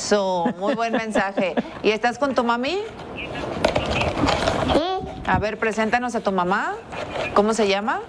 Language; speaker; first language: Spanish; native; Spanish